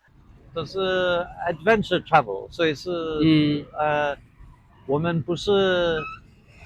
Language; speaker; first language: Chinese; non-native, fluent; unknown